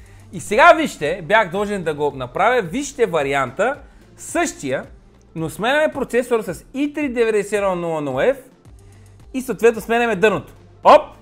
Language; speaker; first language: Bulgarian; native; Bulgarian